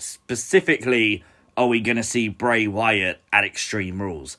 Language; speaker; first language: English; native; English